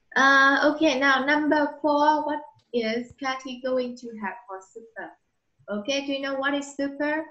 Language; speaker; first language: English; non-native, learner; Vietnamese